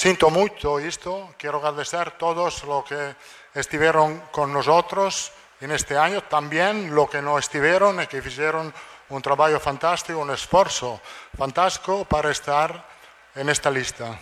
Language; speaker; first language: Portuguese; non-native, learner; Italian